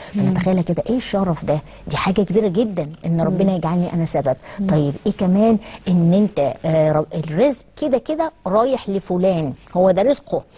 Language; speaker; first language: Egyptian Arabic; native; Egyptian Arabic